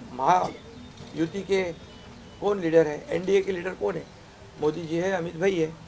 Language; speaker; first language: Hindi; non-native, local second language; Marathi